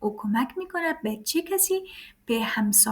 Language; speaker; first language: Persian; native; Persian